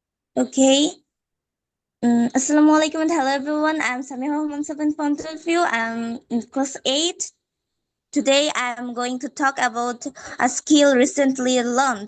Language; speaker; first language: English; non-native, fluent; Bangla